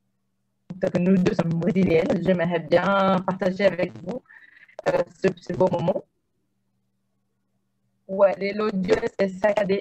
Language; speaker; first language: French; non-native, fluent; Portuguese